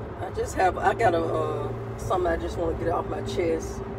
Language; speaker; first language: English; native; English